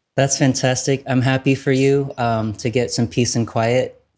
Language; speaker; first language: English; early bilingual, other home language; Vietnamese